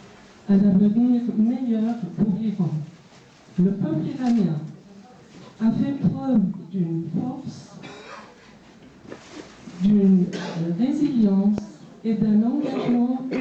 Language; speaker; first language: French; non-native, fluent; Persian